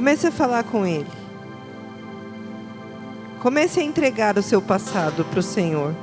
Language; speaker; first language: Portuguese; native; Portuguese